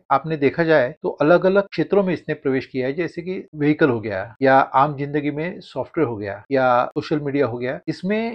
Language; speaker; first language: Hindi; non-native, local second language; Marathi